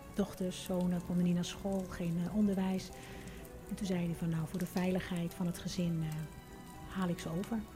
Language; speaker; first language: Dutch; early bilingual, other home language; Turkish